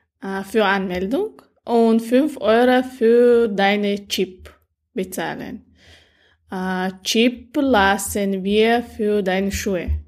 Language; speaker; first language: German; non-native, learner; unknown